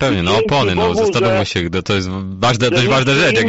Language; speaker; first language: Polish; native; Polish